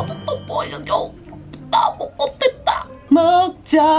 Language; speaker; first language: Korean; non-native, fluent; English